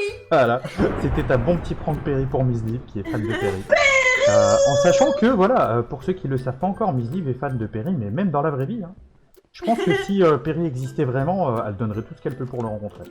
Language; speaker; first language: French; native; French